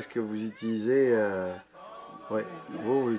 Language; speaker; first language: French; native; French